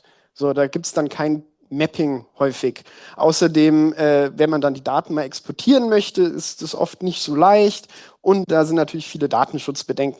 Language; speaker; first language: German; native; German